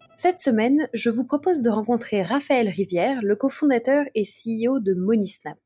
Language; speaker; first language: French; native; French